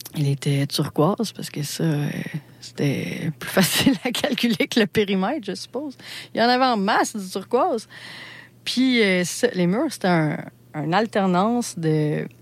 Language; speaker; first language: French; native; French